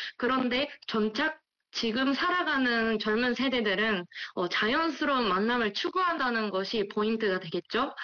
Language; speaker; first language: Korean; non-native, fluent; Japanese